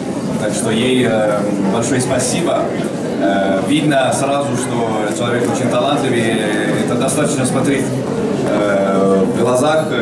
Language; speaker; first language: Russian; non-native, fluent; Italian